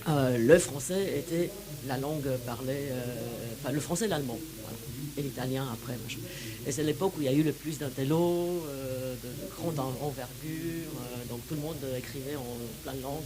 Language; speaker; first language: French; non-native, fluent; Romanian